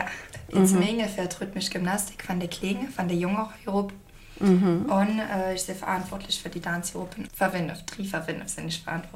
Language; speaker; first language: German; native; German